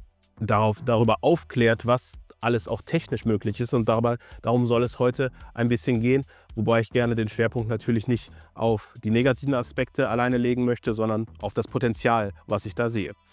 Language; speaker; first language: German; native; German